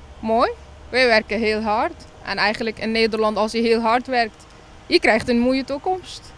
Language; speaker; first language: Dutch; non-native, fluent; Arabic